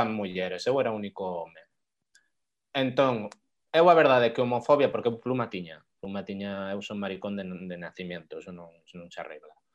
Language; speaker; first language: Galician; non-native, local second language; Spanish